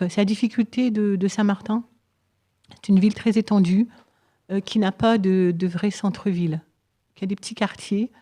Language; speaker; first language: French; native; French